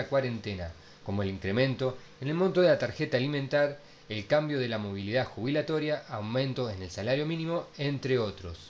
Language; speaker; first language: Spanish; native; Spanish